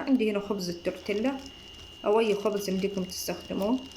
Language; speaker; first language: Arabic; native; Arabic